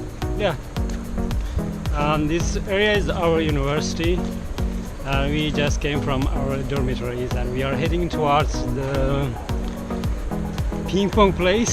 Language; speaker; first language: English; non-native, learner; Finnish